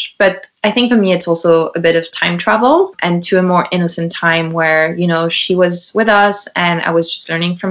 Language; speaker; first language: English; non-native, fluent; French